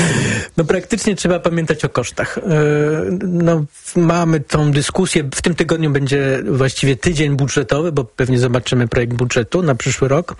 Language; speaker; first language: Polish; native; Polish